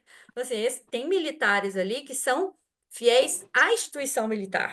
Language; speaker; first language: Portuguese; native; Portuguese